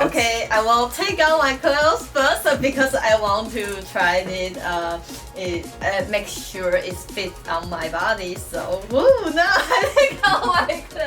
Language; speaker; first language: English; non-native, learner; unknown